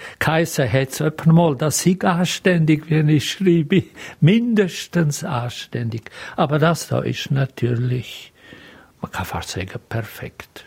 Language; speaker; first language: German; non-native, local second language; Romansh